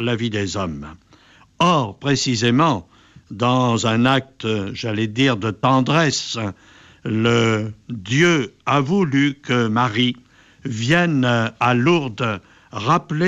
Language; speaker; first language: French; native; French